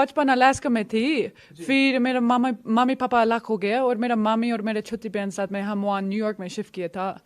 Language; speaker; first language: Hindi; non-native, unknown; English